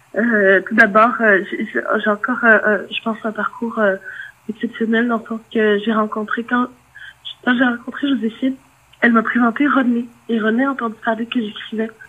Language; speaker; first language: French; non-native, local second language; Innu-aimun